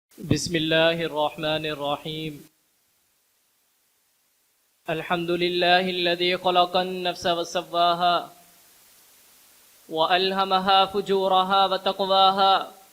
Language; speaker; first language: Arabic; non-native, learner; Urdu